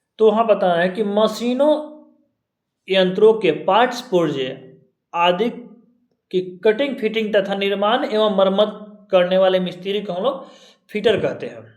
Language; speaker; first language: Hindi; native; Hindi